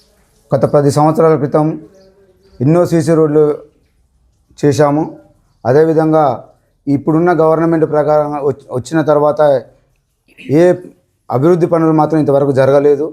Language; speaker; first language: Telugu; native; Telugu